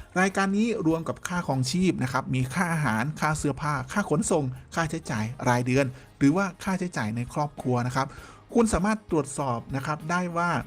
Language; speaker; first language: Thai; native; Thai